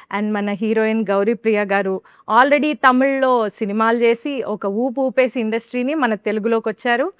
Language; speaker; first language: Telugu; native; Telugu